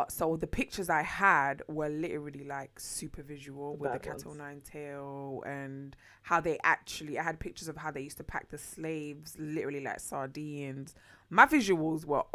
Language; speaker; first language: English; early bilingual, other home language; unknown